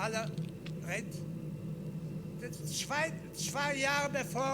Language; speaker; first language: German; non-native, learner; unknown